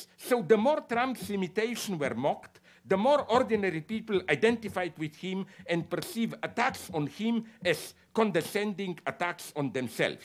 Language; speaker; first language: English; non-native, fluent; Slovenian